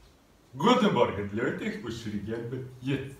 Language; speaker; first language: German; non-native, learner; Russian